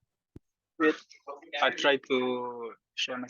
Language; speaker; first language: English; non-native, fluent; Malay